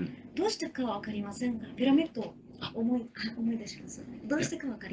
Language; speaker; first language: Japanese; non-native, learner; Arabic